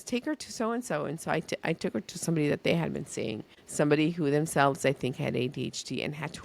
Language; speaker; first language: English; early bilingual, other home language; Spanish